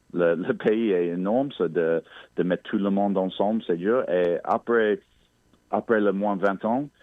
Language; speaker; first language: French; non-native, local second language; English